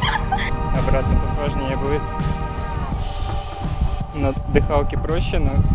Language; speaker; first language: Russian; native; Russian